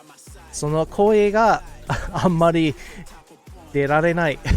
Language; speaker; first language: Japanese; non-native, fluent; English